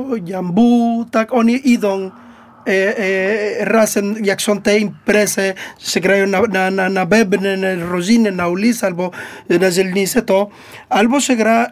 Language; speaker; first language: Polish; non-native, learner; Spanish